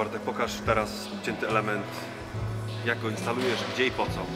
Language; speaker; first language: Polish; native; Polish